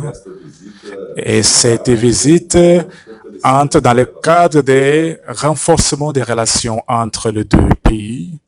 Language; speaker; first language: French; non-native, fluent; Portuguese